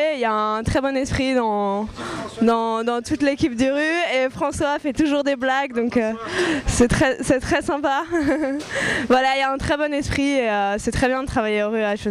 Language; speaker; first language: French; native; French